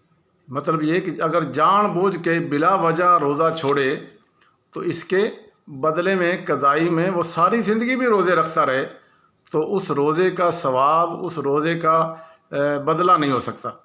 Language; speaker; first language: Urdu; non-native, local second language; Punjabi